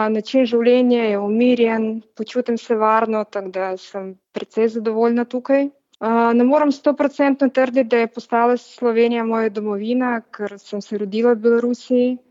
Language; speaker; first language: Slovenian; non-native, fluent; Russian